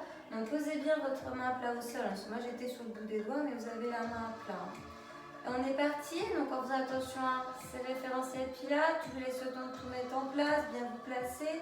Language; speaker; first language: French; native; French